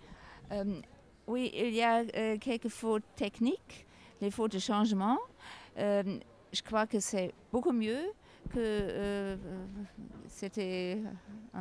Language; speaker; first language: French; non-native, learner; German